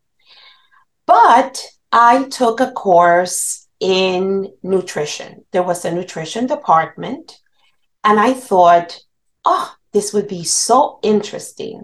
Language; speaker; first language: English; non-native, fluent; Spanish